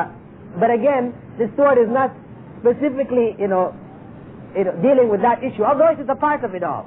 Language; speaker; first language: English; native; English